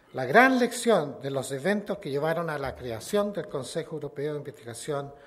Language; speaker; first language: Spanish; native; Spanish